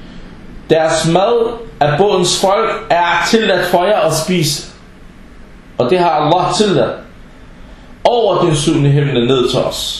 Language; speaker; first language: Danish; non-native, local second language; Arabic